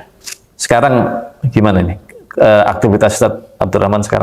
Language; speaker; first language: Malay; native; Malay